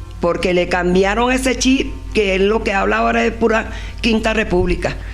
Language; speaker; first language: Spanish; native; Spanish